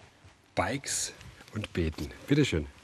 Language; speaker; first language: German; native; German